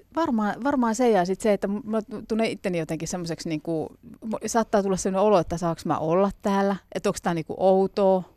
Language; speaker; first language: Finnish; native; Finnish